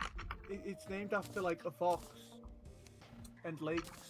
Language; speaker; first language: English; native; English